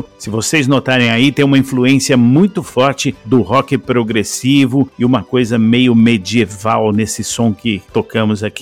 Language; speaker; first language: Portuguese; native; Portuguese